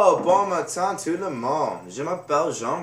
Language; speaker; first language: French; non-native, learner; English